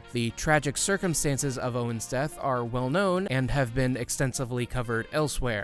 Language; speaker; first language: English; native; English